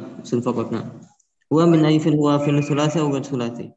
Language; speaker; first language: Arabic; non-native, local second language; Indonesian